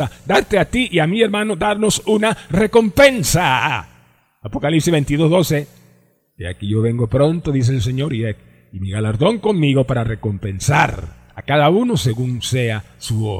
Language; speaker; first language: Spanish; native; Spanish